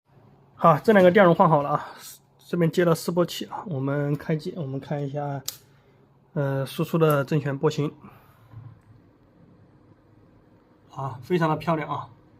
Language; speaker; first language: Chinese; native; Chinese